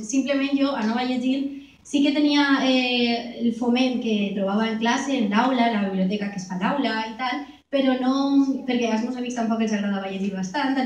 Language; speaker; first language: Catalan; non-native, local second language; Spanish